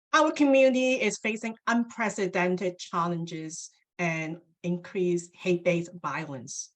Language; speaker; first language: English; non-native, local second language; Cantonese